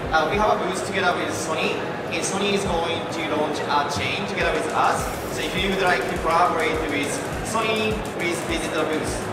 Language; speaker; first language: English; non-native, fluent; Japanese